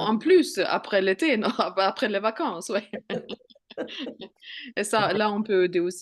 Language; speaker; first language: French; non-native, fluent; Swedish